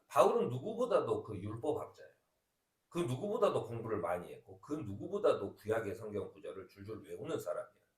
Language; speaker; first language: Korean; native; Korean